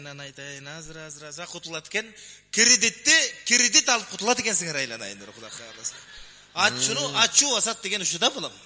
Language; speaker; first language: Kyrgyz; native; Kyrgyz